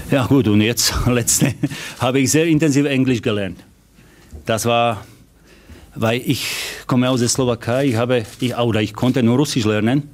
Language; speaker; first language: German; non-native, fluent; Slovak